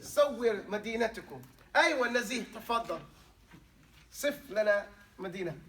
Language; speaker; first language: Arabic; non-native, fluent; English